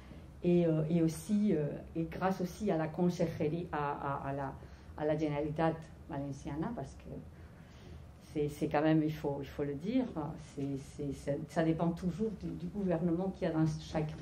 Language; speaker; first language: French; non-native, fluent; Spanish